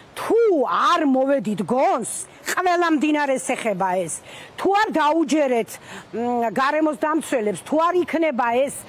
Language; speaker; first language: Georgian; native; Georgian